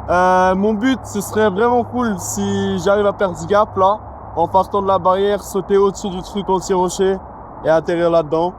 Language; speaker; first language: French; native; French